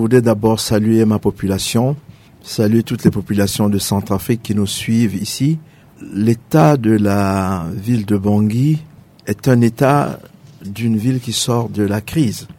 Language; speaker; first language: French; non-native, local second language; Sango